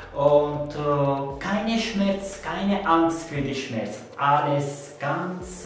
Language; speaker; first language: German; non-native, learner; Turkish